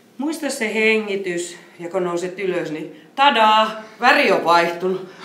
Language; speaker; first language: Finnish; native; Finnish